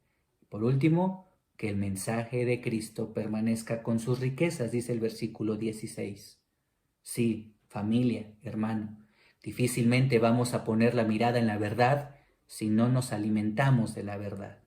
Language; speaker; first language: Spanish; native; Spanish